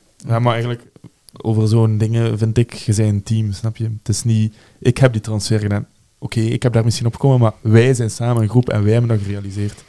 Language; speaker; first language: Dutch; native; Dutch